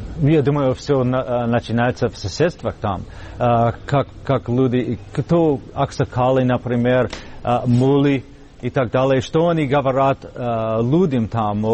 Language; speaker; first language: Russian; non-native, fluent; English